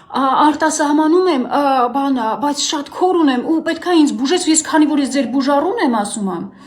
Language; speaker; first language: Armenian; native; Armenian